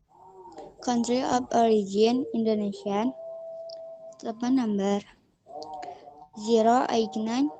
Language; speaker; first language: English; non-native, learner; Indonesian